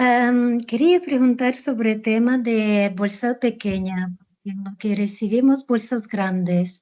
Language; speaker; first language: Spanish; non-native, fluent; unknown